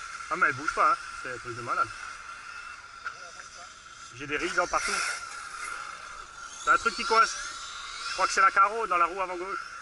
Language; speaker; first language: French; native; French